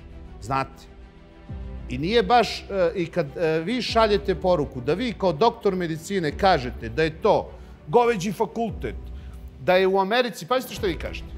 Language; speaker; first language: Serbian; native; Serbian